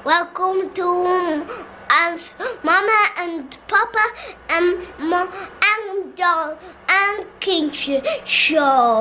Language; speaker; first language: Dutch; early bilingual, other home language; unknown